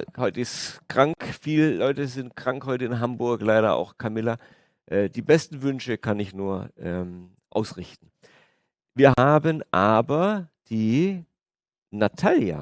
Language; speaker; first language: German; native; German